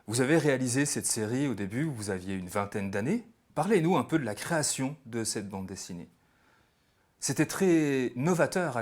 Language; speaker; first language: French; native; French